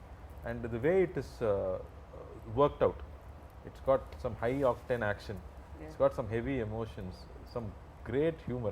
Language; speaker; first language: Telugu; non-native, fluent; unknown